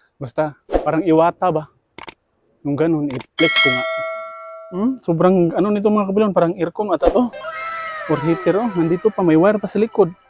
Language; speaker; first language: Filipino; native; Filipino